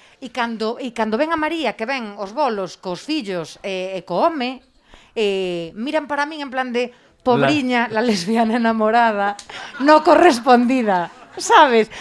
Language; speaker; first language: Galician; native; Galician